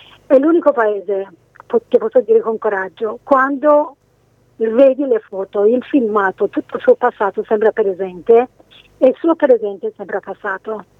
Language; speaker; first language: Italian; non-native, fluent; Persian